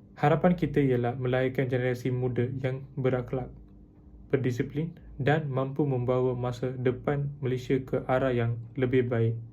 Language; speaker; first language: Malay; non-native, local second language; Tamil